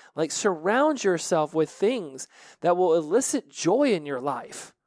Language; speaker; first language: English; native; English